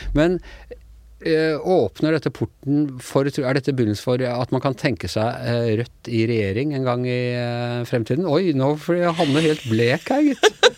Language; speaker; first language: Norwegian; native; Norwegian